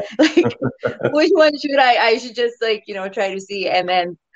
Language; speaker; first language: English; non-native, local second language; Urdu